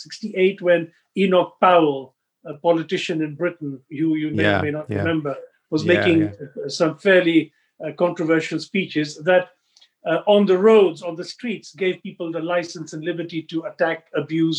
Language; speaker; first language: English; non-native, local second language; Sindhi